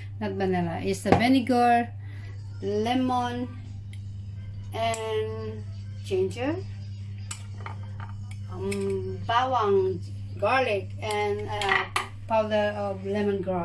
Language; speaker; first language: English; non-native, learner; Filipino